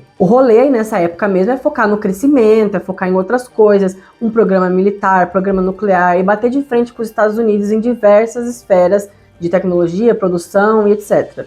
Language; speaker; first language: Portuguese; native; Portuguese